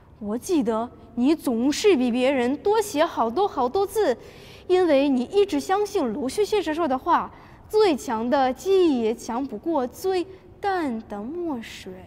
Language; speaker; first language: Chinese; non-native, fluent; Russian